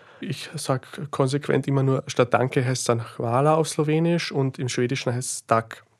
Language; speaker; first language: German; native; German